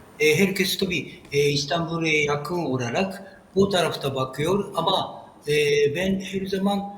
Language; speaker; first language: Turkish; non-native, learner; Japanese